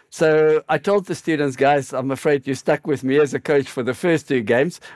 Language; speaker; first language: English; native; English